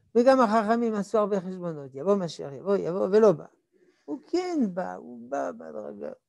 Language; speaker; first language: Hebrew; non-native, fluent; French